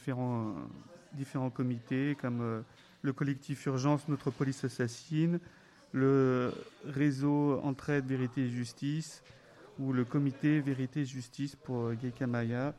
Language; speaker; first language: French; native; French